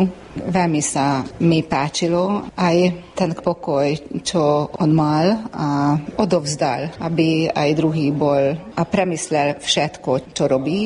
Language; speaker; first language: Slovak; non-native, local second language; Hungarian